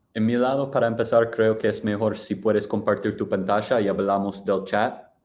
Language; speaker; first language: Spanish; non-native, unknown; English